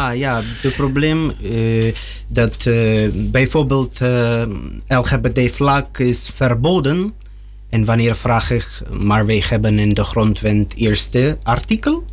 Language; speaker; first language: Dutch; non-native, learner; Russian